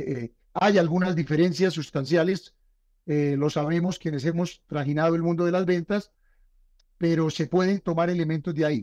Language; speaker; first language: Spanish; native; Spanish